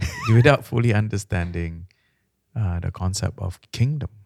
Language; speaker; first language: English; non-native, local second language; Malay